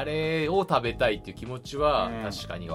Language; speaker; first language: Japanese; native; Japanese